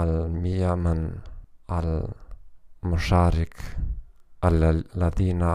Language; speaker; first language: Arabic; non-native, learner; German